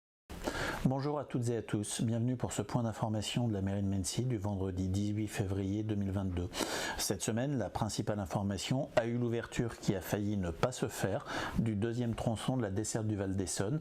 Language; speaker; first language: French; native; French